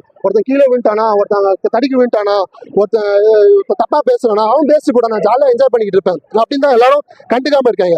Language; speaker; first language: Tamil; native; Tamil